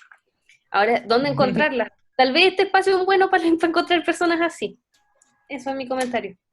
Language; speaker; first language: Spanish; native; Spanish